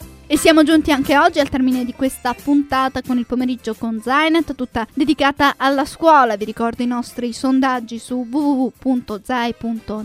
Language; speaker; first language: Italian; native; Italian